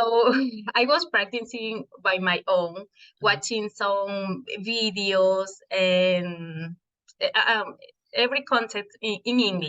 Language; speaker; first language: English; non-native, fluent; Spanish